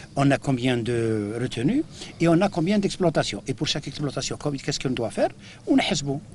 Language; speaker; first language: French; non-native, local second language; Arabic